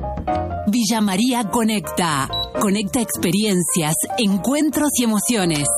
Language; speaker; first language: Spanish; native; Spanish